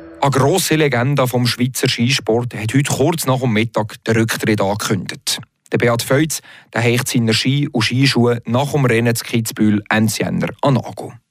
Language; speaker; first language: German; native; German